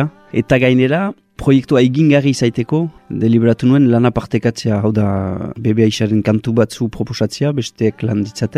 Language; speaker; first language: Basque; native; Basque